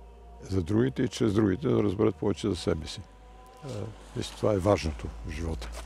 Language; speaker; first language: Bulgarian; early bilingual, heritage; Bulgarian